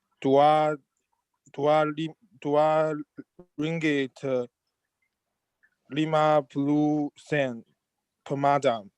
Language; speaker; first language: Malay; non-native, learner; Chinese